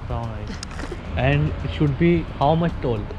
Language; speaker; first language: English; non-native, learner; Hindi